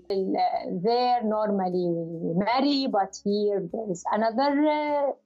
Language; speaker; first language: English; non-native, learner; Arabic